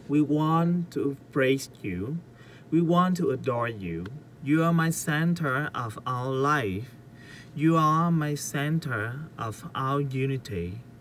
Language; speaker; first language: English; non-native, learner; Vietnamese